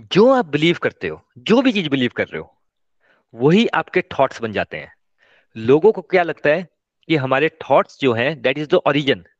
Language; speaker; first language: Hindi; non-native, local second language; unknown